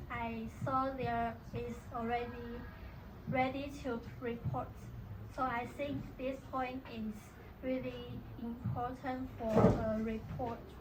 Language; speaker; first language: English; non-native, learner; Chinese